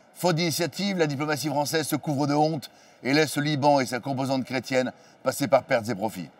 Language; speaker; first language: French; native; French